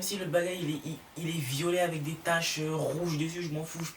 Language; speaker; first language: French; native; French